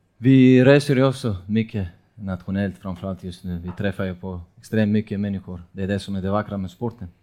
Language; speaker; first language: Swedish; non-native, fluent; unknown